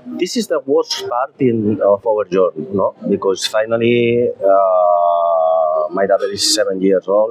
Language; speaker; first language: English; non-native, fluent; Spanish